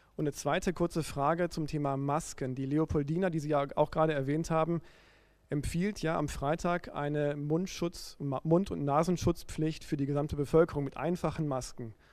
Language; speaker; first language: German; native; German